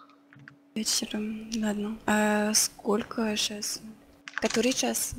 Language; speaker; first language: Russian; non-native, learner; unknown